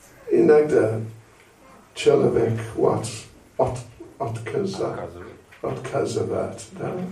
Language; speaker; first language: Russian; non-native, learner; English